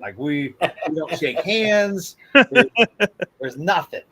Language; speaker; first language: English; native; English